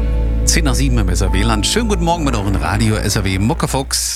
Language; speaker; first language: German; native; German